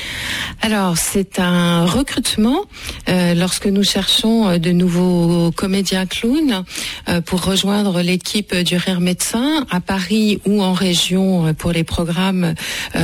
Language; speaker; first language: French; native; French